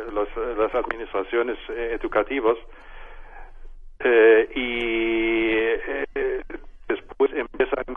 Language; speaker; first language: Spanish; non-native, fluent; German